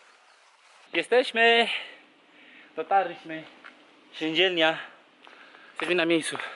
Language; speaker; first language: Polish; non-native, learner; Spanish